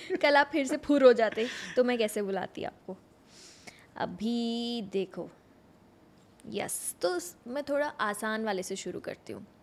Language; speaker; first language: Hindi; native; Hindi